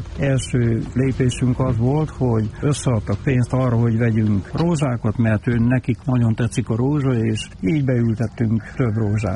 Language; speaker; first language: Hungarian; native; Hungarian